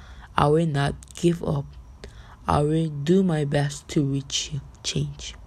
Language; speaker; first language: English; non-native, learner; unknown